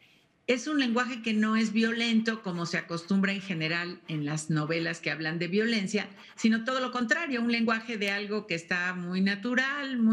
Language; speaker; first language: Spanish; native; Spanish